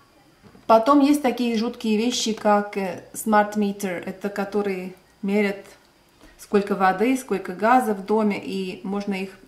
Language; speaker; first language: Russian; non-native, local second language; Latvian